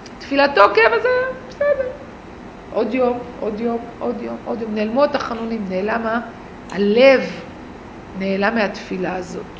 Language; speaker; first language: Hebrew; native; Hebrew